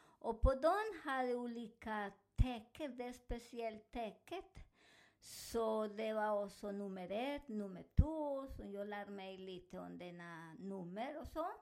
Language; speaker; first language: Swedish; non-native, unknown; Spanish